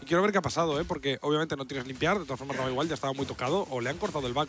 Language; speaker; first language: Spanish; native; Spanish